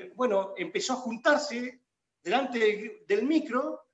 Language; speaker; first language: Spanish; native; Spanish